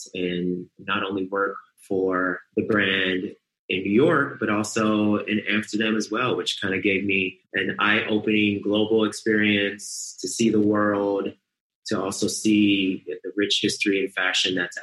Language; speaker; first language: English; native; English